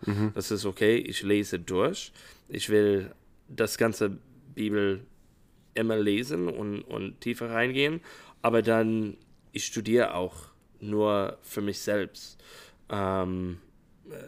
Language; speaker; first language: German; non-native, fluent; English